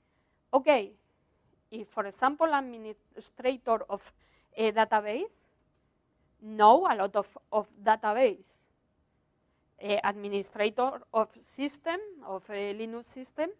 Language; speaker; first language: English; non-native, learner; Spanish